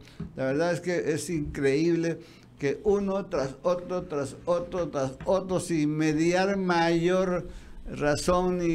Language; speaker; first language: Spanish; native; Spanish